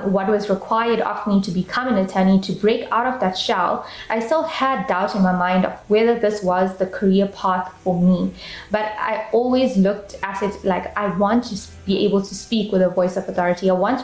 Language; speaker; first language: English; native; English